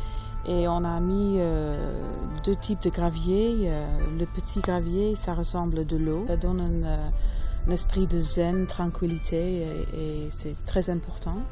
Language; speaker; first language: French; non-native, fluent; English